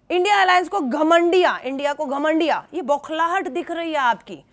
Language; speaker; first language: Hindi; native; Hindi